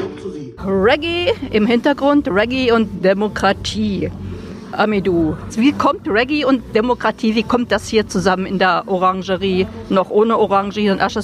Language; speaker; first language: German; native; German